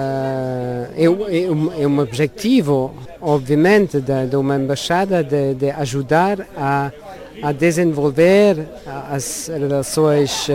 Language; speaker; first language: Portuguese; non-native, learner; Luxembourgish